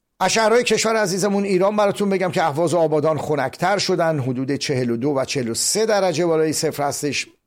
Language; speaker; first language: Persian; native; Persian